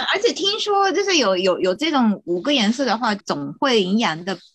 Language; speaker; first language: Chinese; non-native, fluent; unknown